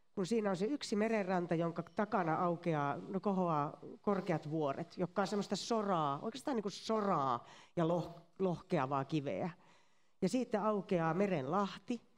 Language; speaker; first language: Finnish; native; Finnish